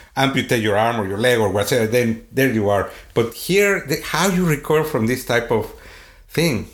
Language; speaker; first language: English; non-native, fluent; Swedish